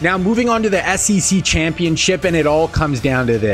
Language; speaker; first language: English; native; English